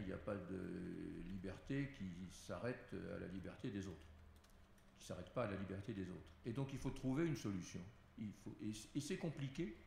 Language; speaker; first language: French; native; French